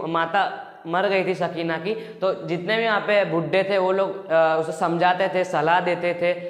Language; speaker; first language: Hindi; non-native, local second language; Gujarati